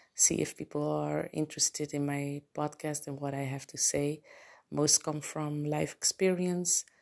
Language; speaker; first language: English; non-native, fluent; Papiamento